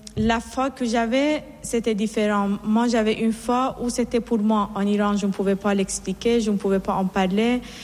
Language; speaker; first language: French; non-native, fluent; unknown